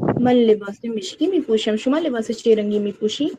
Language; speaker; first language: Persian; non-native, learner; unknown